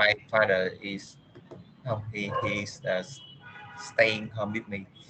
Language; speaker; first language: English; non-native, learner; Vietnamese